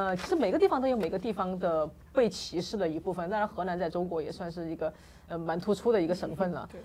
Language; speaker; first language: Chinese; native; Chinese